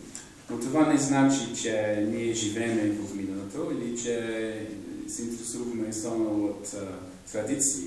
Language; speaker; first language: Bulgarian; non-native, fluent; English